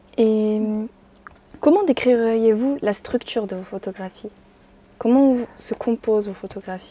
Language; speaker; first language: French; native; French